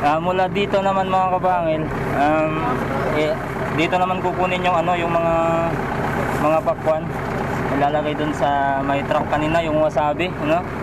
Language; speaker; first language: Filipino; native; Filipino